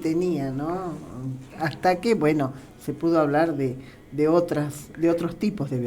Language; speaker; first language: Spanish; native; Spanish